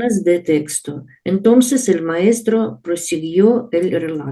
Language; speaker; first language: Spanish; non-native, learner; Russian